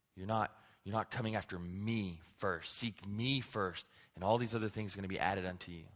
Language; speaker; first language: English; native; English